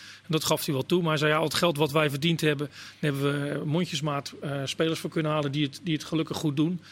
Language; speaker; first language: Dutch; native; Dutch